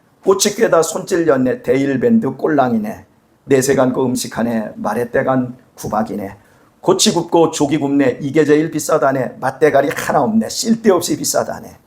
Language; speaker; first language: Korean; native; Korean